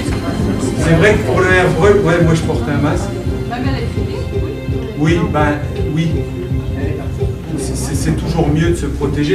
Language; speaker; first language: French; native; French